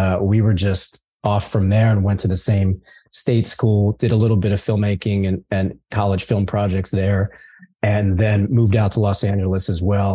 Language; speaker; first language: English; native; English